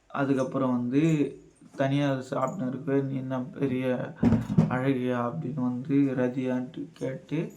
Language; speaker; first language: Tamil; native; Tamil